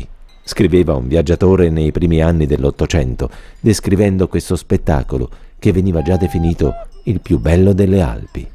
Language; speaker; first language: Italian; native; Italian